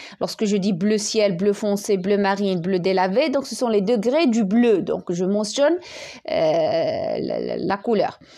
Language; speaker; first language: French; non-native, local second language; Arabic